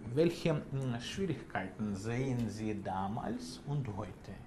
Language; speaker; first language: German; non-native, learner; Ukrainian